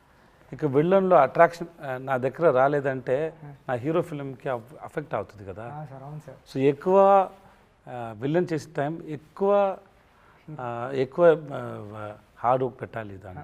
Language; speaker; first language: Telugu; non-native, learner; Tamil